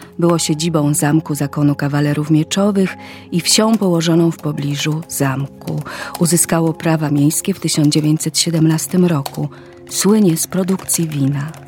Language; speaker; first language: Polish; native; Polish